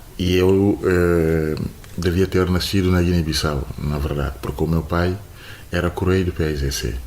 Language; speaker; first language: Portuguese; non-native, fluent; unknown